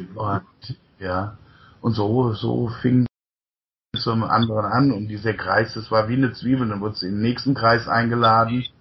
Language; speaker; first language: German; native; German